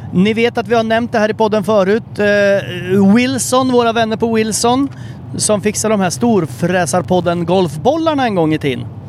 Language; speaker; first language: Swedish; native; Swedish